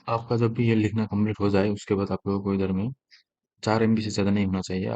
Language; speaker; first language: Hindi; non-native, local second language; Assamese